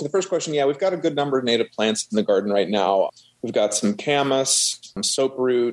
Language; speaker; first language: English; native; English